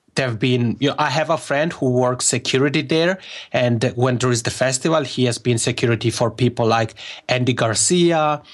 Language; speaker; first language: English; non-native, fluent; Italian